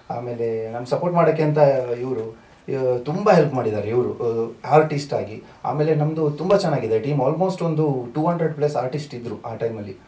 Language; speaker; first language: Kannada; non-native, local second language; Tulu